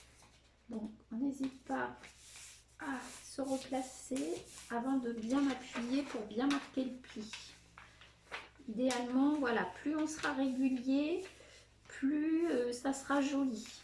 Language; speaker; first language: French; native; French